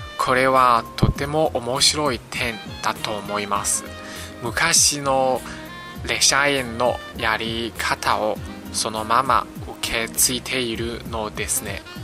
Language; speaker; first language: Japanese; non-native, fluent; Chinese